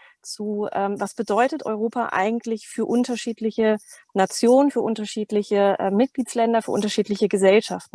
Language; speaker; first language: German; native; German